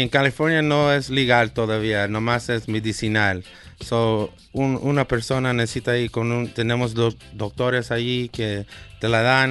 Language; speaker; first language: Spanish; early bilingual, heritage; Spanish